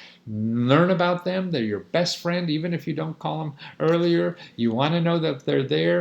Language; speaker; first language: English; native; English